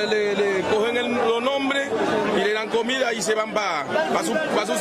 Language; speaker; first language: Spanish; non-native, learner; Haitian Creole